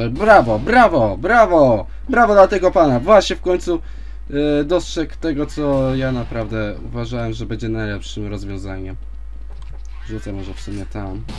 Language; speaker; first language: Polish; native; Polish